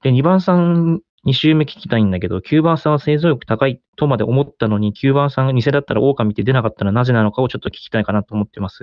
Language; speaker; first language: Japanese; native; Japanese